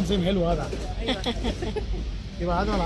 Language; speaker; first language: Arabic; non-native, learner; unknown